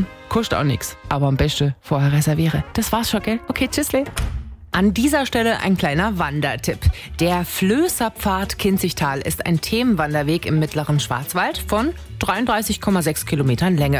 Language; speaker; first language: German; native; German